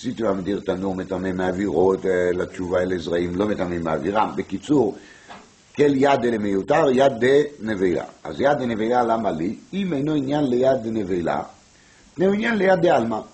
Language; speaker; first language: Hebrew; non-native, fluent; French